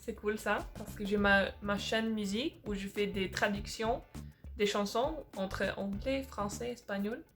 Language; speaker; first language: French; non-native, fluent; English